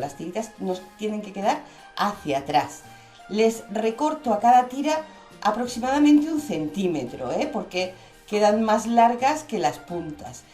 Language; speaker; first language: Spanish; native; Spanish